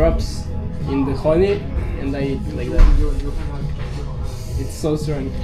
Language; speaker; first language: English; non-native, learner; Serbian